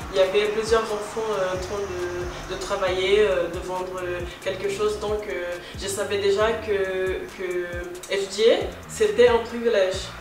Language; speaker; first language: French; non-native, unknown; Portuguese